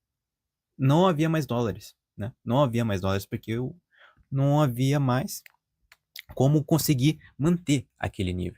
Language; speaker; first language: Portuguese; native; Portuguese